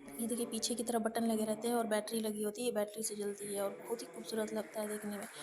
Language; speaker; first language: Hindi; native; Hindi